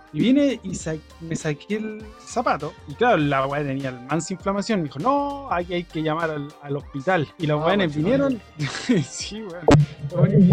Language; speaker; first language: Spanish; native; Spanish